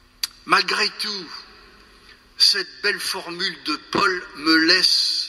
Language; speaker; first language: French; native; French